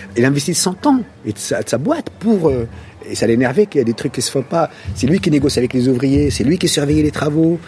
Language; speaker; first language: French; non-native, local second language; Arabic